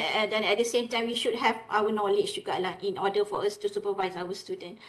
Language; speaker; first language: English; non-native, local second language; Malay